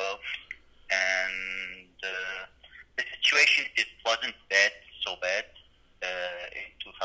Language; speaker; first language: English; non-native, learner; Arabic